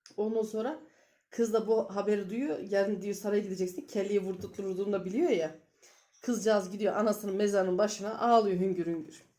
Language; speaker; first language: Turkish; native; Turkish